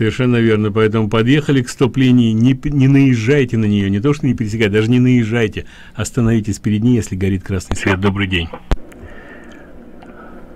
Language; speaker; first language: Russian; native; Russian